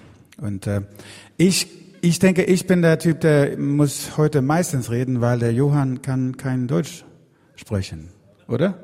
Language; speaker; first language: German; non-native, fluent; Swedish